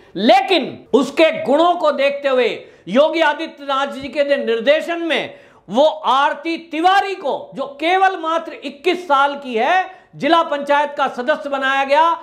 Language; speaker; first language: Hindi; native; Hindi